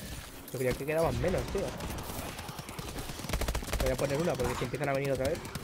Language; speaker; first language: Spanish; native; Spanish